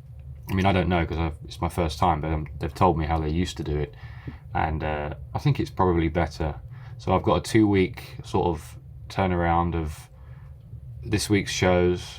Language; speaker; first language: English; native; English